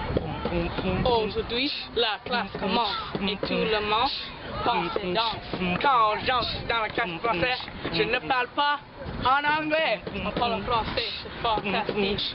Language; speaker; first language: French; non-native, learner; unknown